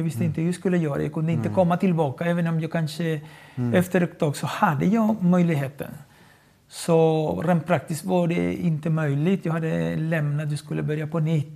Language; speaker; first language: Swedish; non-native, fluent; Spanish